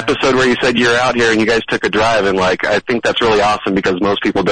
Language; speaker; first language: English; native; English